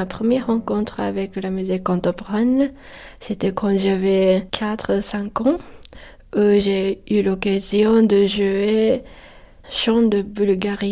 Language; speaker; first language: French; non-native, fluent; Japanese